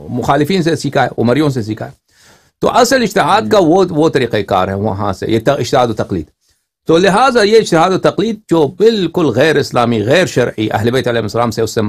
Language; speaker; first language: Urdu; native; Urdu